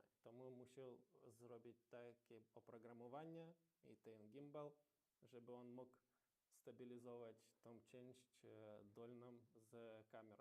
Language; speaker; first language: Polish; non-native, learner; Ukrainian